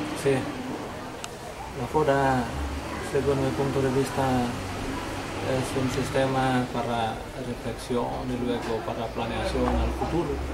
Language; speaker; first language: Spanish; non-native, learner; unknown